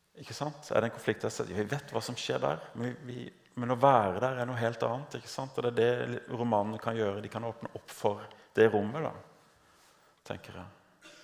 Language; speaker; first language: Norwegian; native; Norwegian